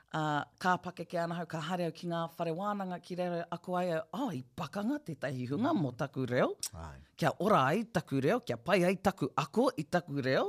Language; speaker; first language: Māori; non-native, local second language; English